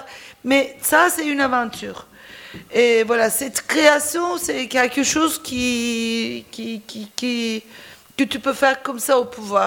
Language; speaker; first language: French; non-native, fluent; Turkish